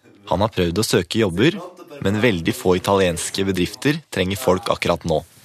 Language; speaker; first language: Norwegian; native; Norwegian